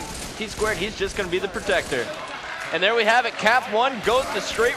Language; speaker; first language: English; native; English